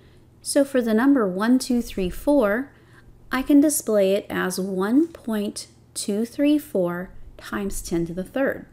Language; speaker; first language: English; native; English